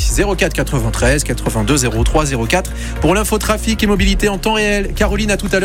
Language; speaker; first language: French; native; French